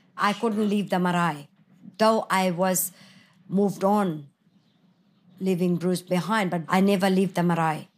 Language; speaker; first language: English; non-native, fluent; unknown